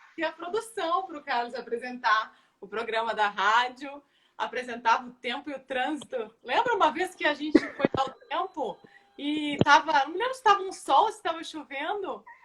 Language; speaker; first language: Portuguese; native; Portuguese